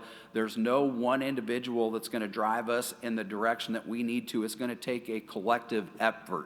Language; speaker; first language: English; native; English